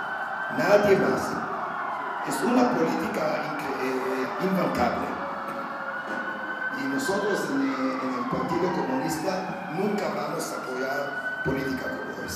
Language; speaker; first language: Spanish; non-native, learner; Hebrew